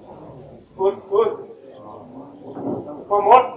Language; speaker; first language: English; non-native, learner; Italian